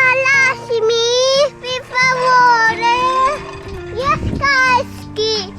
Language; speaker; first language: Italian; early bilingual, other home language; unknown